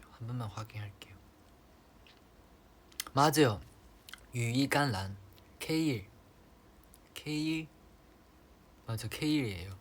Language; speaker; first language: Korean; non-native, fluent; Chinese